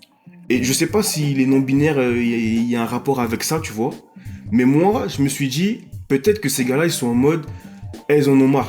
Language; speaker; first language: French; native; French